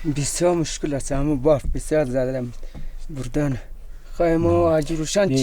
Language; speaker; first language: Persian; non-native, local second language; Kyrgyz